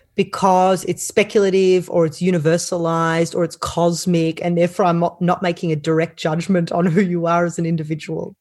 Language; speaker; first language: English; native; English